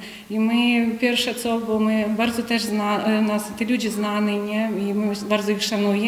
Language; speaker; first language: Polish; non-native, fluent; Ukrainian